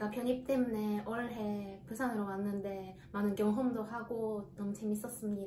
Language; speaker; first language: Korean; non-native, fluent; Japanese